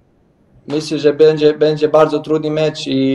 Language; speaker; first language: Polish; non-native, learner; Bosnian